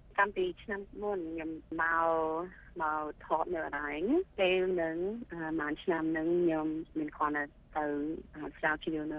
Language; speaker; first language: Khmer; early bilingual, heritage; Khmer